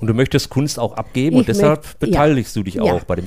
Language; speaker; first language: German; native; German